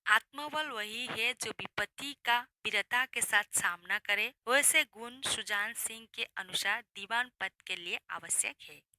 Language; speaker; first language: Hindi; non-native, local second language; Assamese